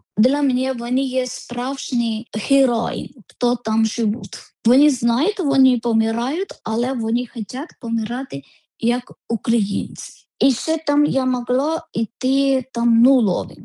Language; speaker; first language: Ukrainian; non-native, learner; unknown